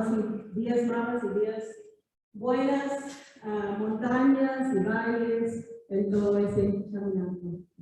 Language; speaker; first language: Spanish; non-native, fluent; English